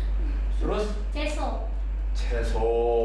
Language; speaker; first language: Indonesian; non-native, learner; Korean